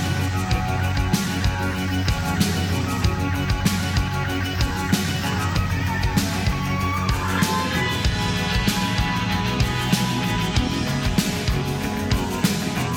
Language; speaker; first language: English; native; English